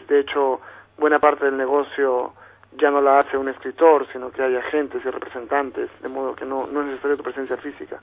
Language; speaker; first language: Spanish; native; Spanish